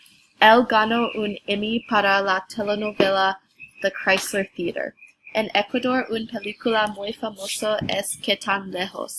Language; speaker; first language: Spanish; non-native, learner; English